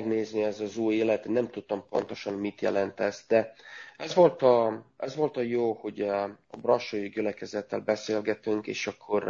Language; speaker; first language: Hungarian; non-native, learner; Romanian